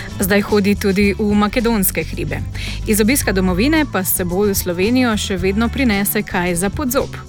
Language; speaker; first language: Slovenian; native; Slovenian